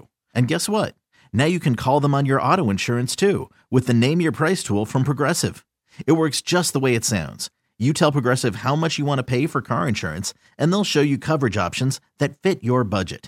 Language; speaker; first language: English; native; English